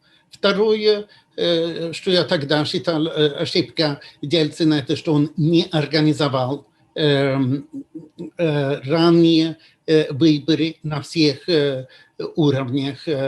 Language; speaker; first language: Russian; non-native, fluent; Swedish